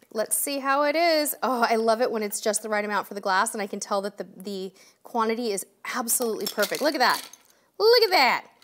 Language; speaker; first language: English; native; English